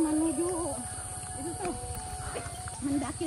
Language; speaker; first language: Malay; non-native, local second language; Sundanese